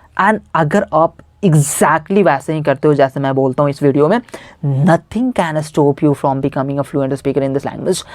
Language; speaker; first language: Hindi; native; Hindi